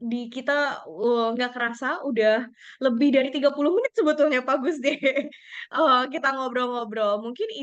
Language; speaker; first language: Indonesian; native; Indonesian